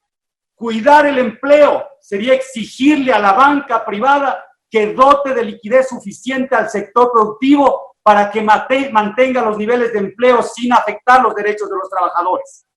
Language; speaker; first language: Spanish; native; Spanish